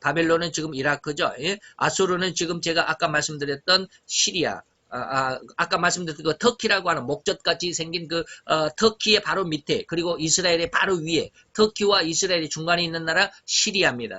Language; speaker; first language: Korean; native; Korean